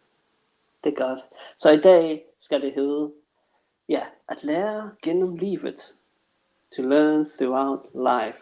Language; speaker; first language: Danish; non-native, fluent; English